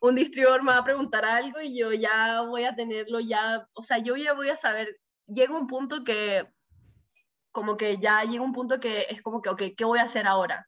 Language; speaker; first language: Spanish; early bilingual, heritage; Spanish